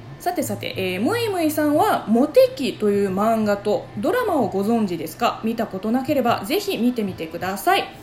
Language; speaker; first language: Japanese; non-native, fluent; Chinese